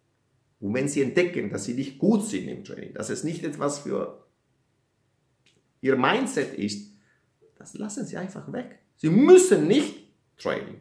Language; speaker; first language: German; non-native, fluent; Italian